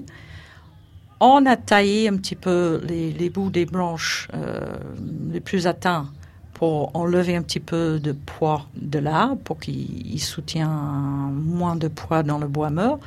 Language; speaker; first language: French; non-native, fluent; English